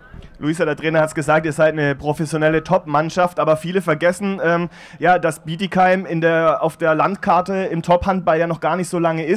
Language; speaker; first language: German; native; German